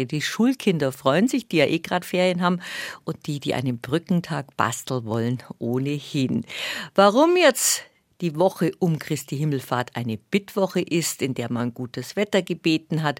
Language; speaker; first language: German; native; German